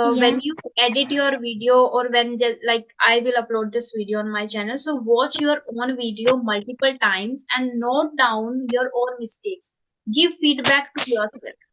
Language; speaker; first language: English; non-native, local second language; Hindi